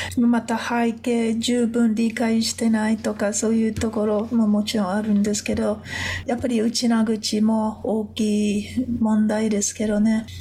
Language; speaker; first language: Japanese; non-native, fluent; English